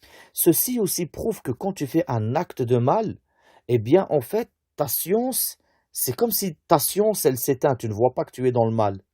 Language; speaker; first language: French; native; French